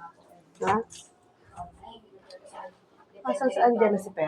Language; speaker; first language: Filipino; native; Filipino